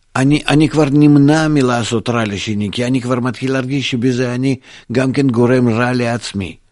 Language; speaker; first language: Hebrew; non-native, fluent; Russian